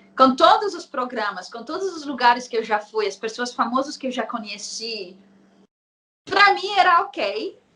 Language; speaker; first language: Portuguese; non-native, fluent; Arabic